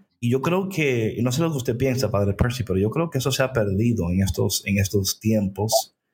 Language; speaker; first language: Spanish; early bilingual, heritage; Spanish